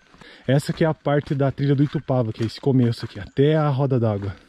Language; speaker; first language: Portuguese; native; Portuguese